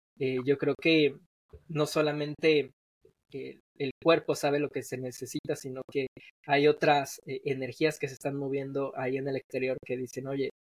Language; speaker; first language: Spanish; native; Spanish